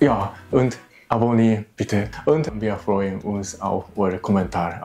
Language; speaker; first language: German; non-native, learner; Japanese